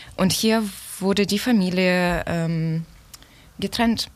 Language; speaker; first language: German; non-native, fluent; Ukrainian